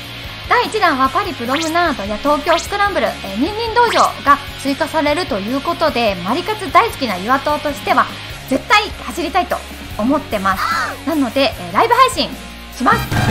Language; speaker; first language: Japanese; native; Japanese